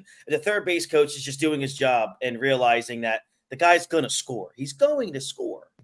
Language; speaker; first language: English; native; English